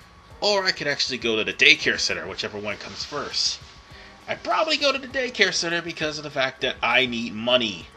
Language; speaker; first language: English; native; English